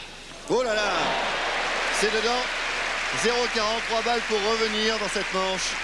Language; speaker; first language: French; native; French